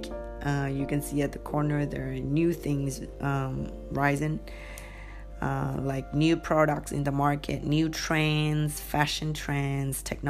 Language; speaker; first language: English; non-native, fluent; Vietnamese